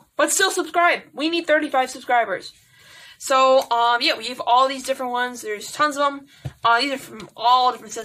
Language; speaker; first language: English; native; English